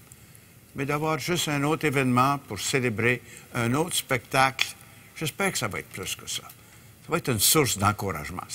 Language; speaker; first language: French; native; French